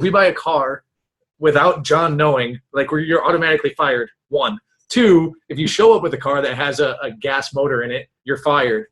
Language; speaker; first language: English; native; English